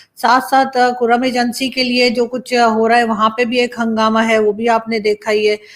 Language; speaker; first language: Urdu; native; Urdu